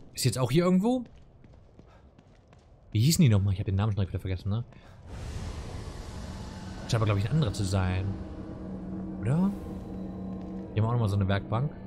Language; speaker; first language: German; native; German